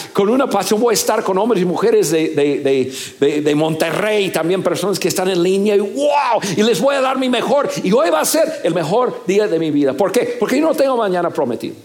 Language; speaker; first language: Spanish; non-native, fluent; English